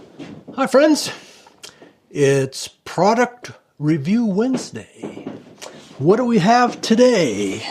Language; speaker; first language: English; native; English